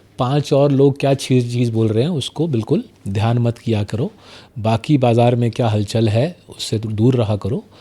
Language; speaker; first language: Hindi; non-native, local second language; Bangla